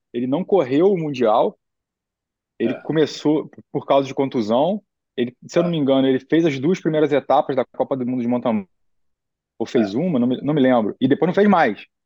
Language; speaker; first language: Portuguese; native; Portuguese